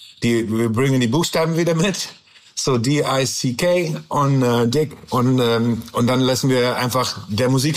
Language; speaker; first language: German; non-native, learner; English